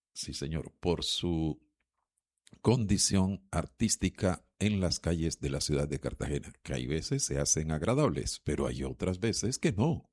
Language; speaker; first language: Spanish; native; Spanish